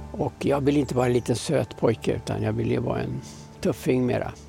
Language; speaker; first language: Swedish; early bilingual, other home language; German